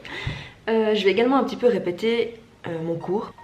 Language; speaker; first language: French; native; French